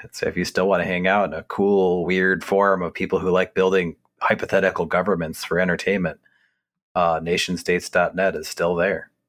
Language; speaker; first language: English; native; English